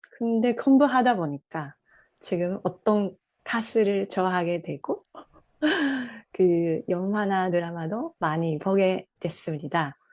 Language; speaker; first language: Korean; non-native, fluent; Japanese